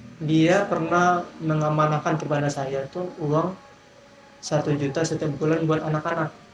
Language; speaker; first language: Indonesian; non-native, local second language; Minangkabau